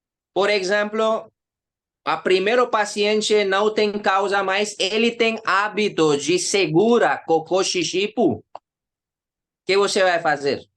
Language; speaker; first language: Portuguese; non-native, learner; Hindi